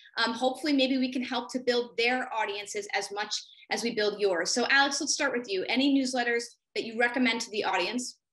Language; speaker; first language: English; native; English